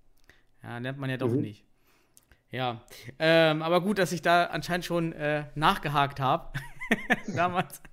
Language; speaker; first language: German; native; German